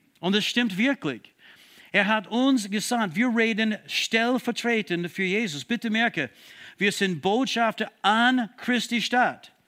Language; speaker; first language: German; non-native, fluent; English